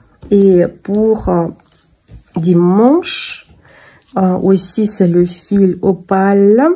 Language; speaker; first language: French; non-native, fluent; Russian